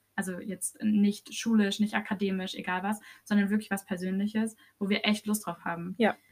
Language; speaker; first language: German; early bilingual, other home language; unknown